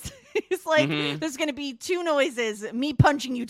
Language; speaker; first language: English; native; English